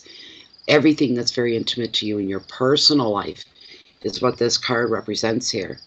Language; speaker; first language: English; native; English